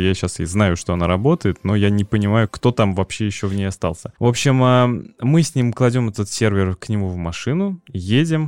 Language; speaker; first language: Russian; native; Russian